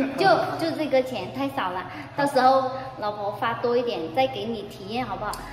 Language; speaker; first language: Chinese; non-native, fluent; Vietnamese